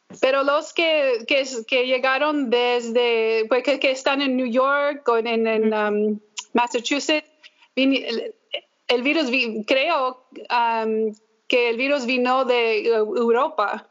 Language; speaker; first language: Spanish; early bilingual, heritage; English